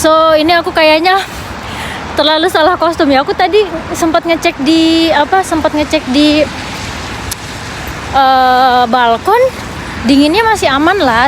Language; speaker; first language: Indonesian; native; Indonesian